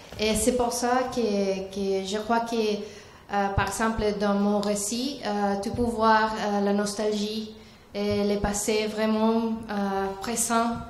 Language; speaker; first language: French; non-native, learner; Spanish